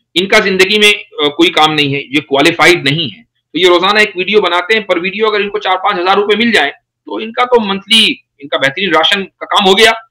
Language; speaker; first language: Urdu; native; Urdu